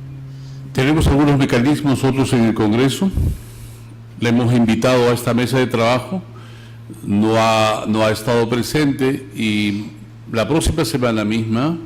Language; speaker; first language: Spanish; native; Spanish